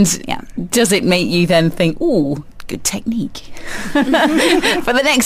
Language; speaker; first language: English; native; English